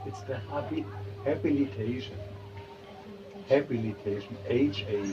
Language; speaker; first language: English; non-native, fluent; German